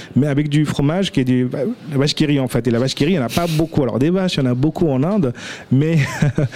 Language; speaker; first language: French; early bilingual, other home language; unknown